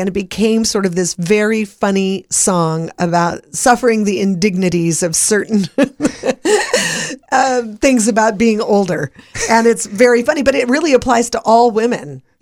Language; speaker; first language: English; native; English